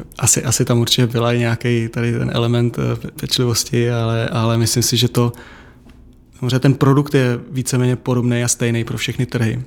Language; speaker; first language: Czech; native; Czech